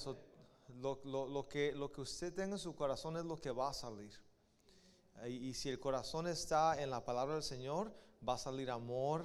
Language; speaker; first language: Spanish; early bilingual, heritage; Spanish